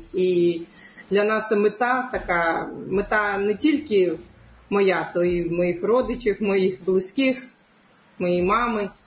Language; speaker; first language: Ukrainian; non-native, local second language; Crimean Tatar